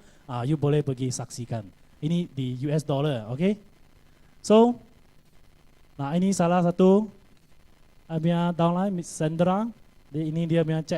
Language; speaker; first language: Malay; non-native, local second language; Chinese